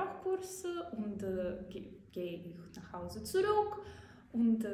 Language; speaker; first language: German; non-native, learner; Ukrainian